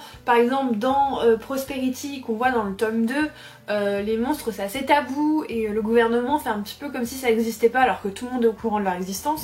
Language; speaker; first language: French; native; French